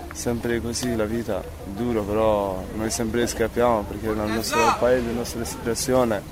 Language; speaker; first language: Italian; non-native, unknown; Persian